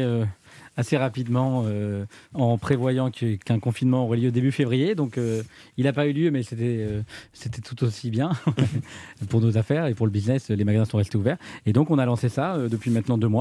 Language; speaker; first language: French; native; French